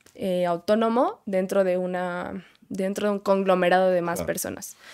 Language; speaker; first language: Spanish; native; Spanish